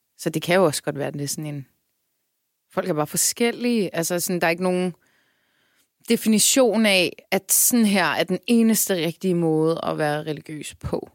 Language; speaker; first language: Danish; early bilingual, other home language; Turkish